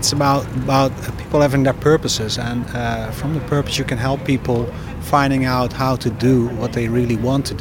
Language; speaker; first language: English; non-native, fluent; Dutch